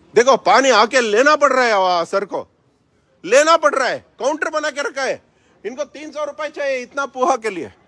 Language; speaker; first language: Hindi; non-native, local second language; Kannada